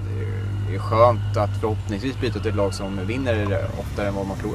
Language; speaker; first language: Swedish; native; Swedish